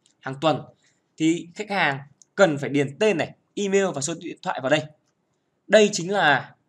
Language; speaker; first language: Vietnamese; native; Vietnamese